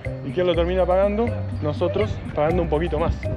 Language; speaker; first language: Spanish; native; Spanish